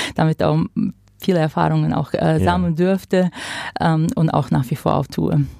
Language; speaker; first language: German; non-native, fluent; Croatian